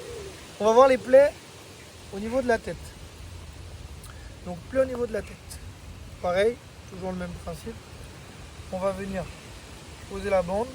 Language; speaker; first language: French; native; French